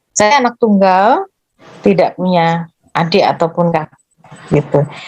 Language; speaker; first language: Indonesian; native; Indonesian